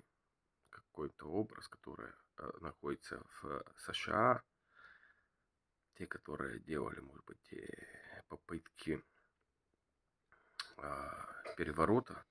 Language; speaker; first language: Russian; non-native, learner; Bulgarian